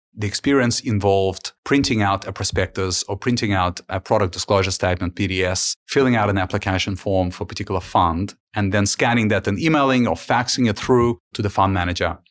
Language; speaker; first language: English; early bilingual, other home language; Ukrainian